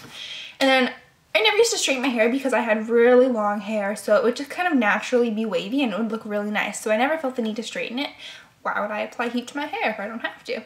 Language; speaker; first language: English; native; English